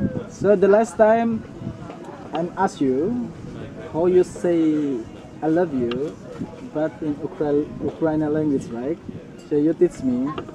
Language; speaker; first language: English; non-native, learner; Indonesian